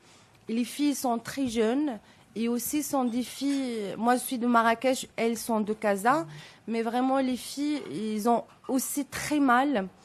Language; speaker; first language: French; non-native, local second language; Arabic